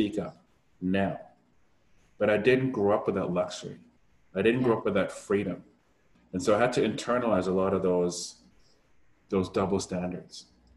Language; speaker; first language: English; non-native, fluent; German